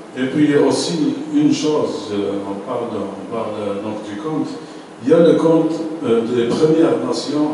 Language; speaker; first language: French; non-native, local second language; Arabic